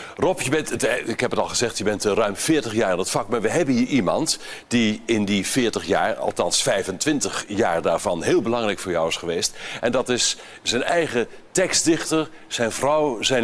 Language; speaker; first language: Dutch; native; Dutch